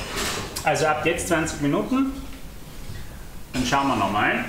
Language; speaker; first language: German; native; German